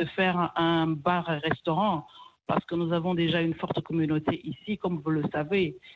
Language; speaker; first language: French; non-native, local second language; Kinyarwanda